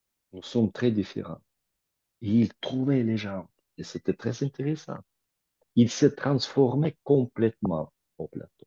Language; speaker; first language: French; non-native, fluent; Russian